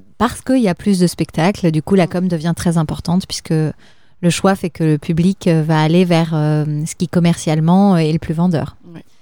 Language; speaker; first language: French; native; French